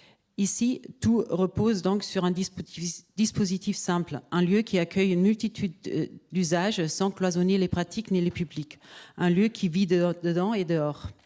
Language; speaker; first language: French; native; French